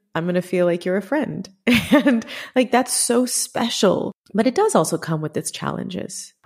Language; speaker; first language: English; native; English